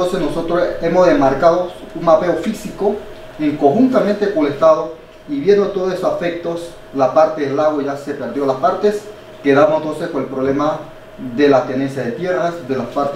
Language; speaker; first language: Spanish; non-native, local second language; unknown